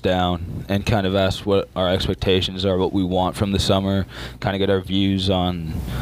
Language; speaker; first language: English; native; English